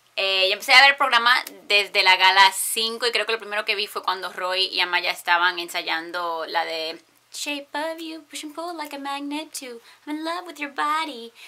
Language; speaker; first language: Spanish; early bilingual, heritage; Spanish